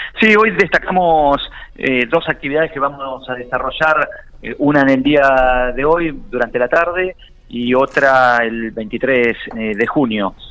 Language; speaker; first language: Spanish; native; Spanish